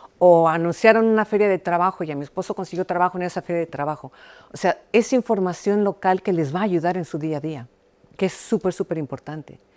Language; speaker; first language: Spanish; early bilingual, heritage; Spanish